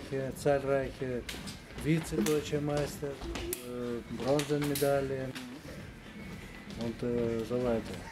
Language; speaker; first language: German; non-native, learner; Russian